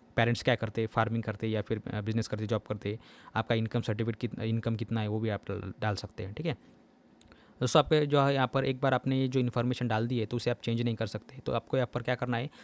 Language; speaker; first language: Hindi; non-native, local second language; Marathi